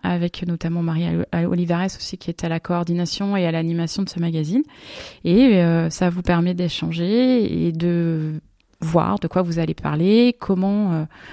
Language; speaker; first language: French; native; French